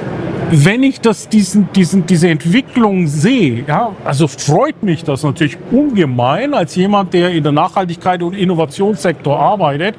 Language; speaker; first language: German; native; German